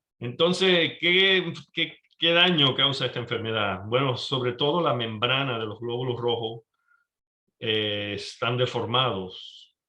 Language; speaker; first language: Spanish; early bilingual, heritage; Spanish